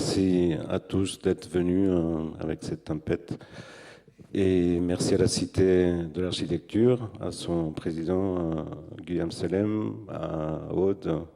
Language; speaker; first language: French; non-native, fluent; Catalan